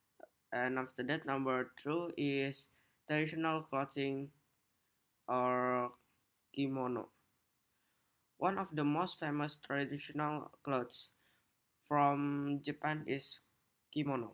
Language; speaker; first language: English; non-native, learner; Indonesian